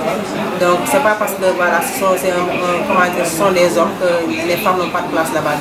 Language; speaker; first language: French; non-native, local second language; Fula